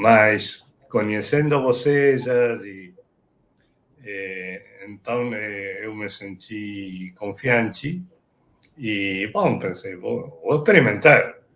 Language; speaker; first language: Portuguese; non-native, fluent; Spanish